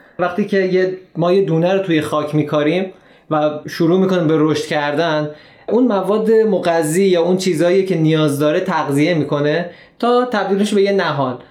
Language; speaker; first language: Persian; native; Persian